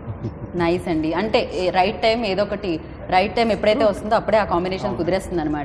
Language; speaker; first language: Telugu; native; Telugu